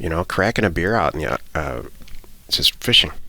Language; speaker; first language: English; native; English